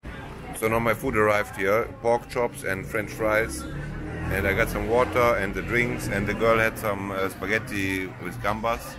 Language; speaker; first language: English; non-native, fluent; German